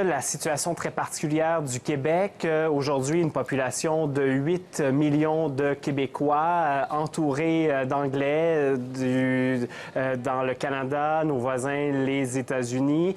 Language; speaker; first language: French; native; French